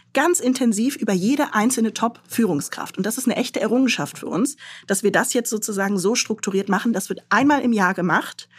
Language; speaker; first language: German; early bilingual, other home language; Arabic